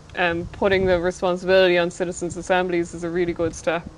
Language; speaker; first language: English; native; English